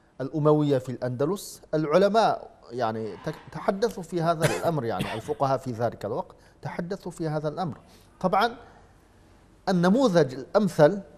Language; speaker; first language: Arabic; non-native, fluent; Uyghur